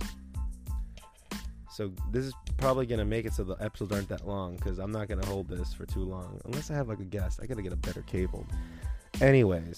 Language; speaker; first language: English; native; English